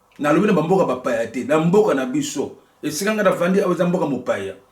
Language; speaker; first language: Lingala; native; Lingala